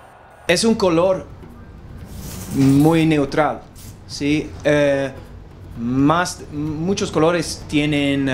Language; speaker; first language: Spanish; non-native, learner; English